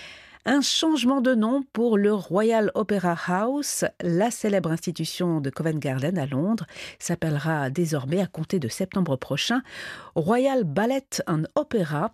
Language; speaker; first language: French; native; French